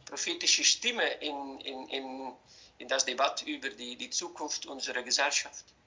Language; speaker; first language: German; non-native, fluent; Dutch